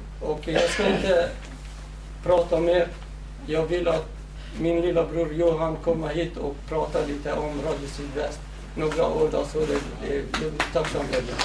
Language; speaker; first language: Swedish; non-native, fluent; Central Kurdish